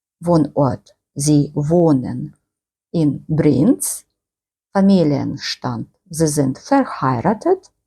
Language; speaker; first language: German; non-native, fluent; Ukrainian